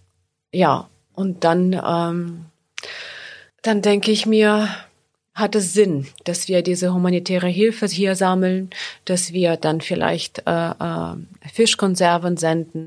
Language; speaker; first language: German; non-native, fluent; Ukrainian